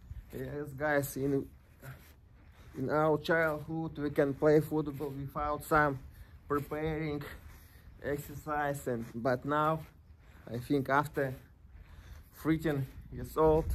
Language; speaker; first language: English; non-native, learner; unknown